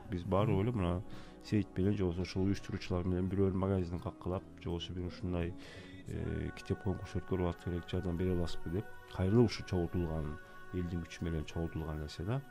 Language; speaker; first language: Kyrgyz; native; Kyrgyz